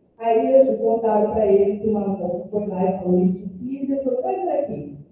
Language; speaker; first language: Portuguese; native; Portuguese